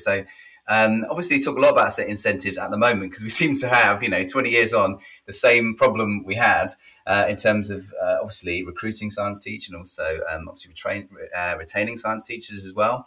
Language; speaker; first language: English; native; English